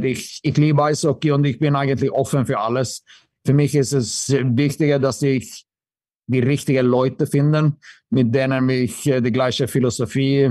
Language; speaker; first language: German; non-native, fluent; Swedish